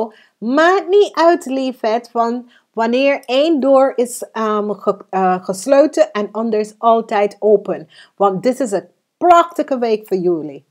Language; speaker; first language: Dutch; non-native, fluent; English